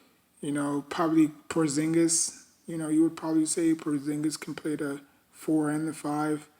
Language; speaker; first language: English; native; English